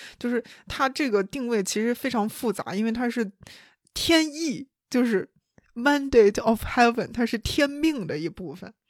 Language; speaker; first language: Chinese; native; Chinese